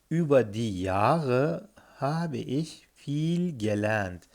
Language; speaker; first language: German; non-native, fluent; Turkish